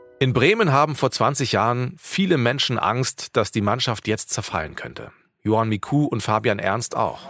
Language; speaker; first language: German; native; German